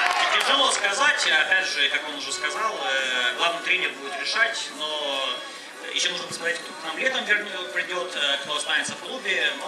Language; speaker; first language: Russian; native; Russian